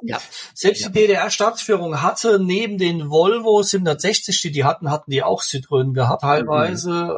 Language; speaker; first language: German; native; German